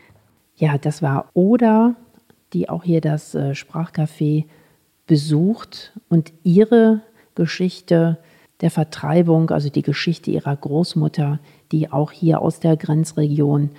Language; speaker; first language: German; native; German